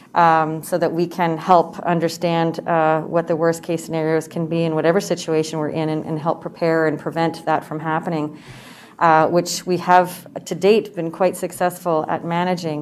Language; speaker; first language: English; native; English